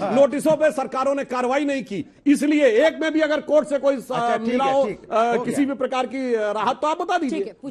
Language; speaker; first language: Hindi; native; Hindi